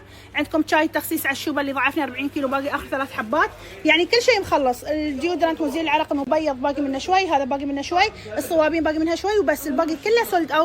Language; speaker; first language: Arabic; native; Arabic